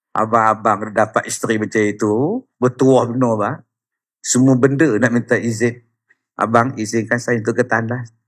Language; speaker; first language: Malay; native; Malay